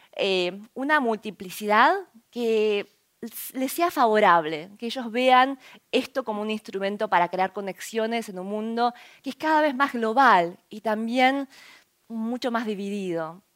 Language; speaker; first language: Spanish; early bilingual, other home language; Korean